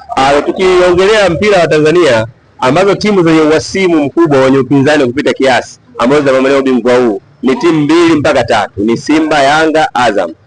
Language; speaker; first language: Swahili; native; Swahili